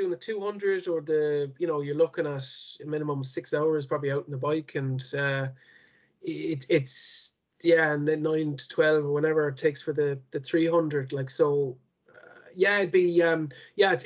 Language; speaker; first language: English; native; English